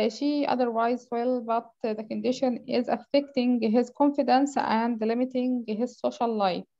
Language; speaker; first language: English; non-native, fluent; Arabic